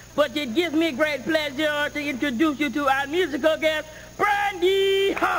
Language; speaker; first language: English; native; English